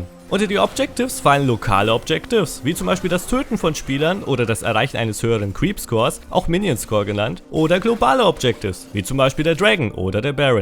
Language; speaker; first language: German; native; German